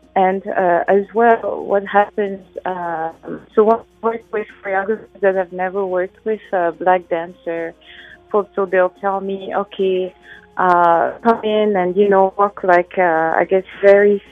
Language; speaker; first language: English; non-native, fluent; French